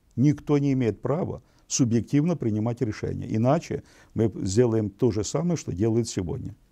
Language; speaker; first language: Russian; non-native, local second language; Ukrainian